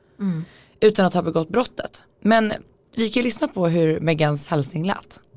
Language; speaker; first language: Swedish; native; Swedish